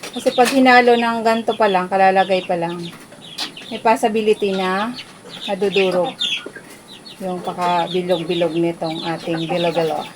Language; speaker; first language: Filipino; non-native, local second language; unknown